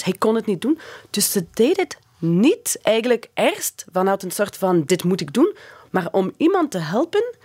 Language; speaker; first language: Dutch; non-native, fluent; English